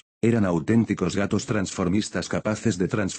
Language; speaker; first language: Spanish; native; Spanish